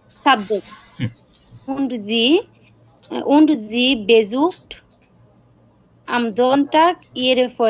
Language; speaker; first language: German; non-native, learner; Bangla